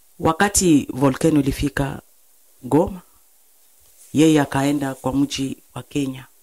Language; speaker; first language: Swahili; native; Swahili